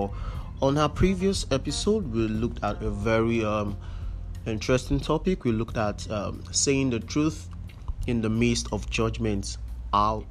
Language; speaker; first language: English; non-native, local second language; Yoruba